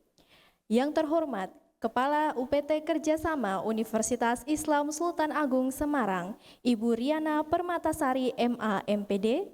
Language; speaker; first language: Indonesian; native; Indonesian